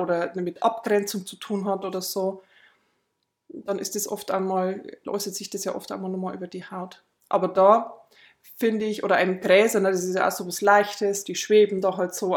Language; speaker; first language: German; native; German